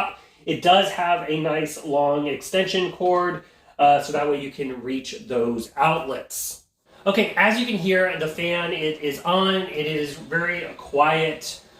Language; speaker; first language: English; native; English